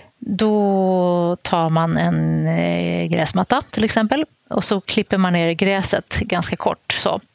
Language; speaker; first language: Swedish; native; Swedish